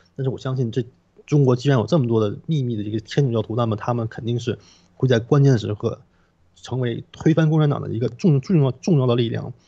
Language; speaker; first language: Chinese; non-native, local second language; Korean